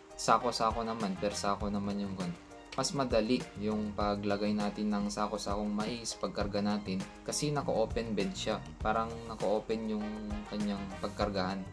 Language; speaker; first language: Filipino; non-native, local second language; Iloko